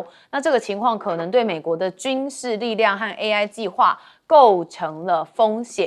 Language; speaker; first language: Chinese; native; Chinese